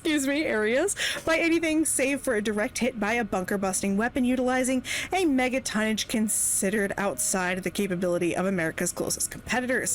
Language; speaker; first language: English; native; English